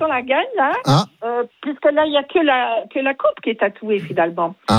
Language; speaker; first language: French; native; French